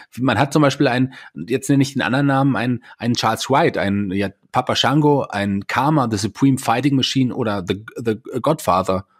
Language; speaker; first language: German; native; German